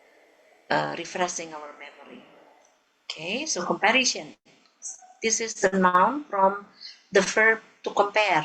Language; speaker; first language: English; non-native, fluent; Indonesian